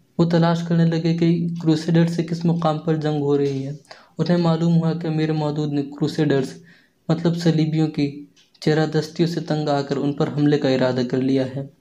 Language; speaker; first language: Urdu; native; Urdu